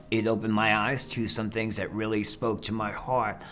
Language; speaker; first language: English; native; English